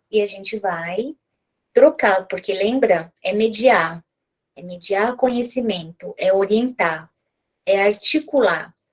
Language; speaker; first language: Portuguese; native; Portuguese